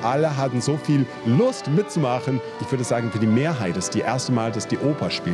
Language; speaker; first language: German; non-native, fluent; English